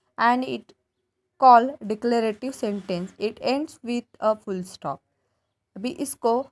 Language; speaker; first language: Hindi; non-native, local second language; Marathi